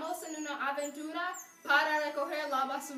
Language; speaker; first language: Spanish; non-native, learner; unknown